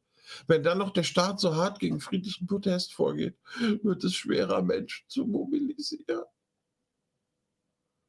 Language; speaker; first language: German; native; German